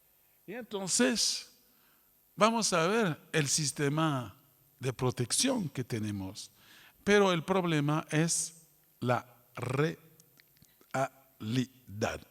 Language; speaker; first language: Spanish; non-native, fluent; French